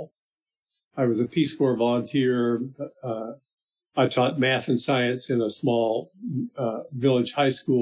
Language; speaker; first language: English; native; English